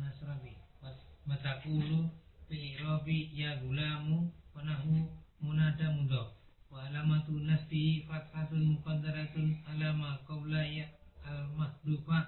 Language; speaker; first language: Arabic; non-native, learner; Indonesian